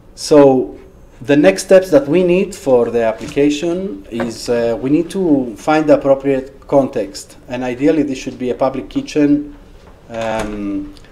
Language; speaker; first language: English; non-native, fluent; Greek